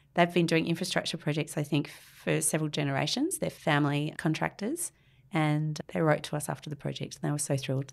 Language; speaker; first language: English; native; English